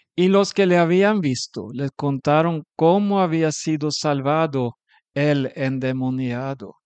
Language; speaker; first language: Spanish; non-native, fluent; Swedish